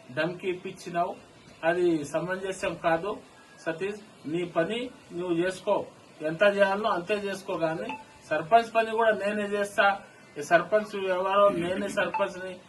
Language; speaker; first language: Telugu; non-native, local second language; Lambadi